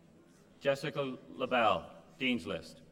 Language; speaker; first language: English; native; English